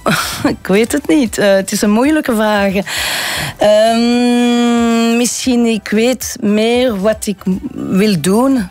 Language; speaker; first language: Dutch; non-native, local second language; French